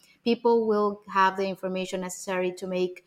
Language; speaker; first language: English; non-native, fluent; Spanish